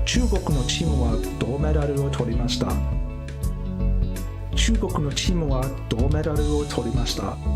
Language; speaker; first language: Japanese; non-native, learner; Cantonese